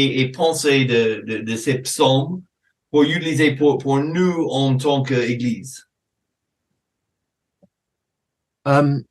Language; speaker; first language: French; non-native, fluent; English